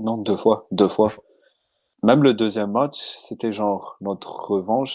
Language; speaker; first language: French; non-native, local second language; Malagasy